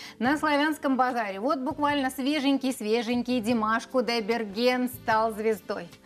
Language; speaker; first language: Russian; native; Russian